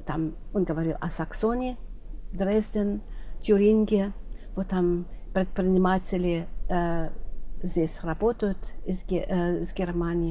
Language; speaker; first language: Russian; non-native, fluent; German